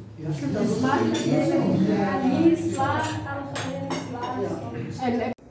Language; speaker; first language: Dutch; non-native, learner; Kurdish